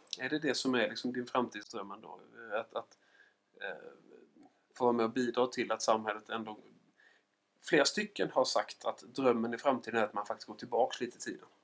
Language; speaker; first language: Swedish; native; Swedish